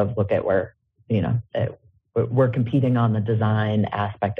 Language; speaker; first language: English; native; English